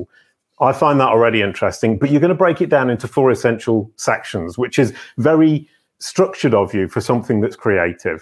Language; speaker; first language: English; native; English